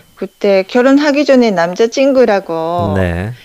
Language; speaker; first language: Korean; non-native, learner; Japanese